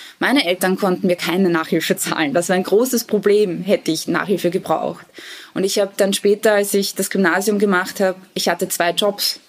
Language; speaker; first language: German; early bilingual, other home language; Bosnian